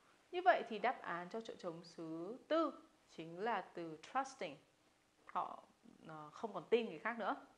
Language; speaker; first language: Vietnamese; native; Vietnamese